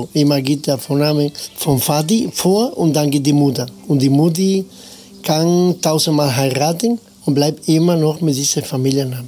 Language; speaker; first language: German; non-native, fluent; Spanish